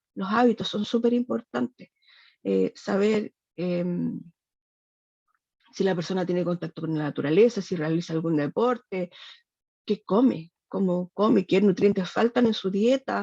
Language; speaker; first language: Spanish; native; Spanish